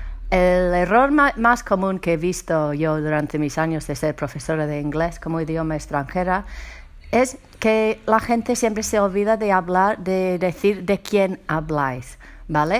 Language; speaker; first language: Spanish; non-native, fluent; English